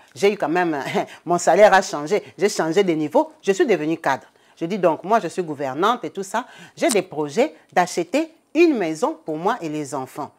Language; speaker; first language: French; non-native, local second language; Lingala